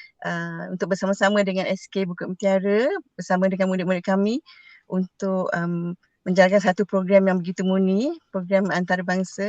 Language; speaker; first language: Malay; native; Malay